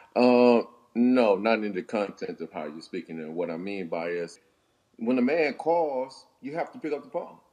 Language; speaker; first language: English; native; English